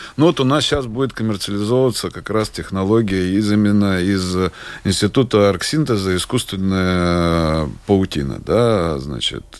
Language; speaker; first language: Russian; native; Russian